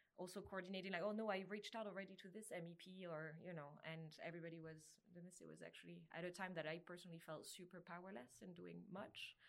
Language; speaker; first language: English; non-native, fluent; French